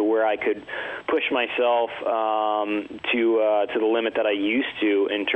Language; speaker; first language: English; native; English